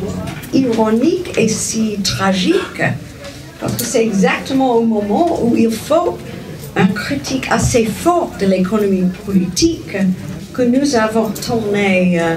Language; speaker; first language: French; non-native, fluent; English